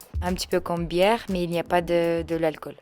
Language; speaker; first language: French; non-native, learner; Kyrgyz